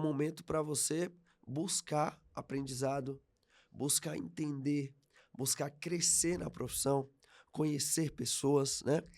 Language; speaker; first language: Portuguese; native; Portuguese